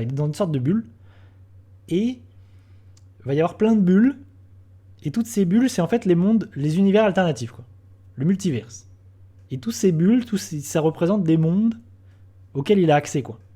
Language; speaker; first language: French; native; French